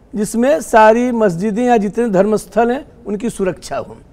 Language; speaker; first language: Hindi; native; Hindi